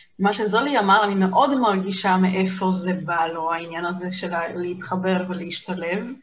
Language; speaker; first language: Hebrew; non-native, fluent; Hungarian